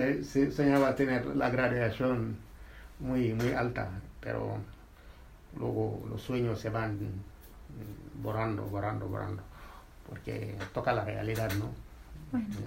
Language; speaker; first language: Spanish; non-native, fluent; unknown